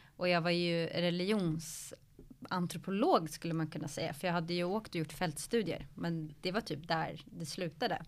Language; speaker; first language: Swedish; early bilingual, other home language; Arabic